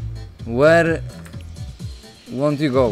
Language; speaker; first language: English; non-native, learner; Polish